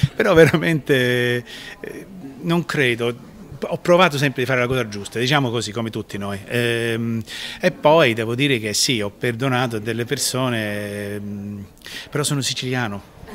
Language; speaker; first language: Italian; non-native, fluent; Sicilian